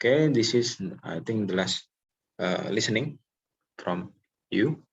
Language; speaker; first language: English; non-native, local second language; Indonesian